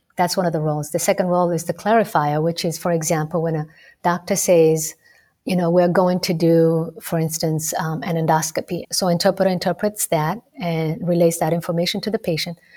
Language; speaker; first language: English; non-native, local second language; Somali